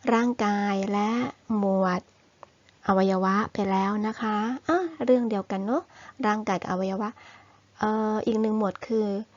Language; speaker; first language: Thai; native; Thai